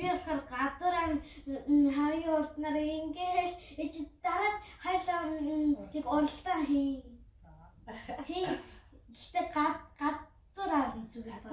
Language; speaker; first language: Mongolian; early bilingual, heritage; Mongolian